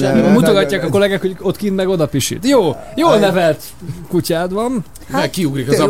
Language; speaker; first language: Hungarian; native; Hungarian